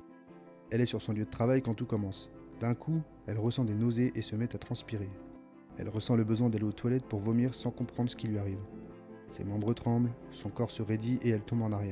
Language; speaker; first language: French; native; French